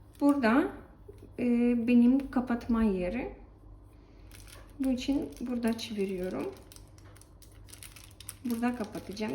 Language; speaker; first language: Turkish; non-native, learner; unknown